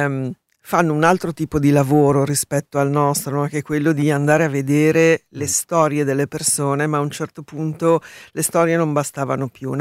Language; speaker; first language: Italian; native; Italian